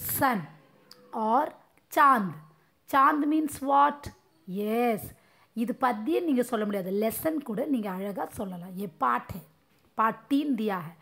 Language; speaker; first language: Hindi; non-native, local second language; Tamil